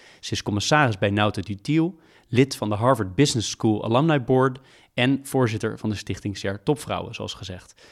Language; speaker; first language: Dutch; native; Dutch